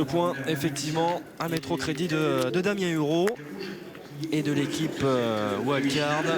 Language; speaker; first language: French; native; French